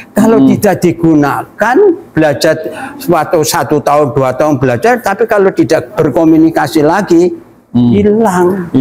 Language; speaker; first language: Indonesian; non-native, fluent; Javanese